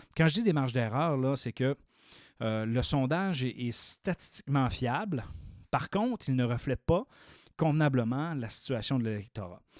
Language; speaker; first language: French; native; French